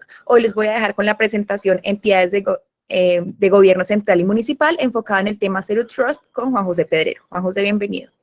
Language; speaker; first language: Spanish; native; Spanish